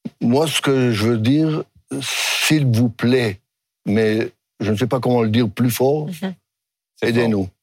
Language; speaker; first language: French; non-native, fluent; Hebrew